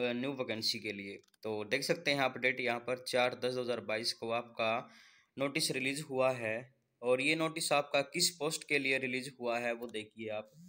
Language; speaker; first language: Hindi; native; Hindi